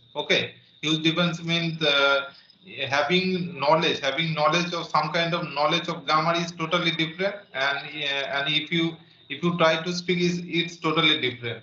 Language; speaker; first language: English; non-native, learner; Bangla